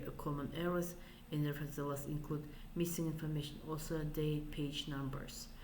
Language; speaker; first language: English; non-native, fluent; Kazakh